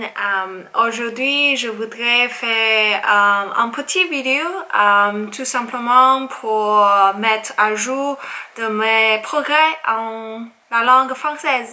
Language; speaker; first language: French; non-native, learner; Chinese